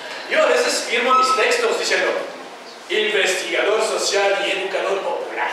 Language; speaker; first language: Spanish; non-native, fluent; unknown